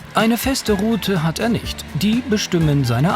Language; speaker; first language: German; native; German